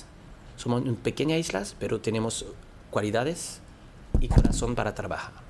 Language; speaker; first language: Spanish; non-native, learner; French